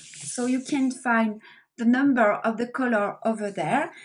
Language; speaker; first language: English; non-native, learner; French